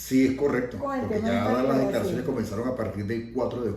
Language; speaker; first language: Spanish; native; Spanish